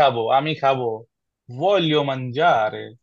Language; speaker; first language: Italian; non-native, fluent; Bangla